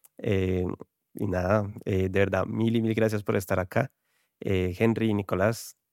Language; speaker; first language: Spanish; native; Spanish